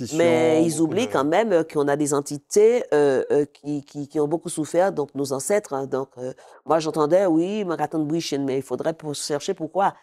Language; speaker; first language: French; native; French